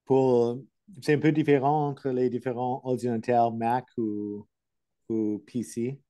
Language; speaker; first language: French; non-native, learner; English